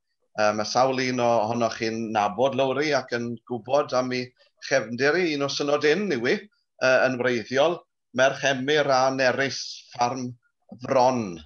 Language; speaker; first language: Welsh; native; Welsh